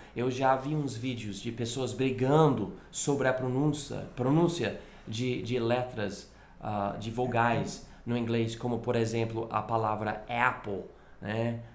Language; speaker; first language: Portuguese; non-native, fluent; English